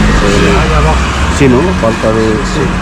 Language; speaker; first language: Spanish; non-native, learner; Filipino